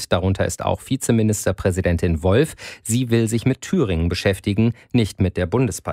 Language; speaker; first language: German; native; German